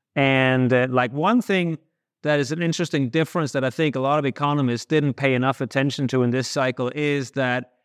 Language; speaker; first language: English; non-native, fluent; Danish